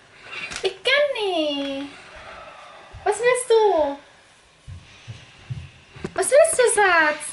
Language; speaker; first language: German; non-native, fluent; Indonesian